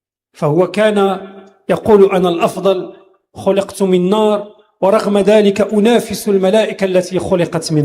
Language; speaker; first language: Arabic; native; Arabic